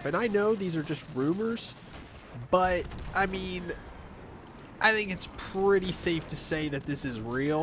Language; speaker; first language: English; native; English